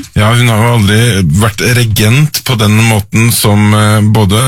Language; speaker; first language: Norwegian; native; Norwegian